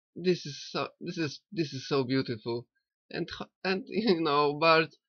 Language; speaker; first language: English; non-native, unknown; Polish